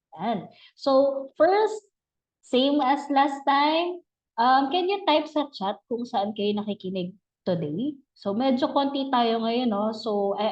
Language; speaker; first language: Filipino; native; Filipino